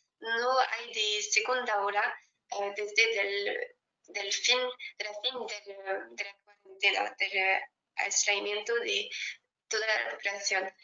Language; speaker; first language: Spanish; non-native, fluent; French